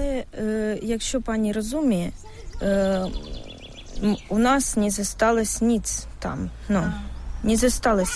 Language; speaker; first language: Ukrainian; non-native, local second language; Russian